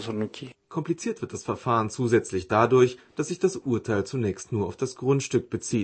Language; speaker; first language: German; native; German